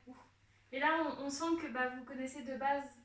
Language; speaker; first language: French; native; French